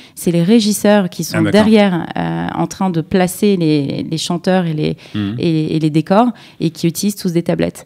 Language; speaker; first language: French; native; French